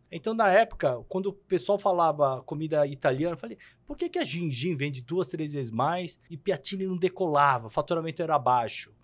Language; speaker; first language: Portuguese; early bilingual, other home language; Korean